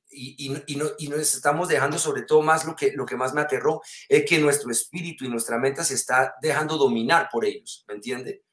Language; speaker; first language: Spanish; early bilingual, heritage; French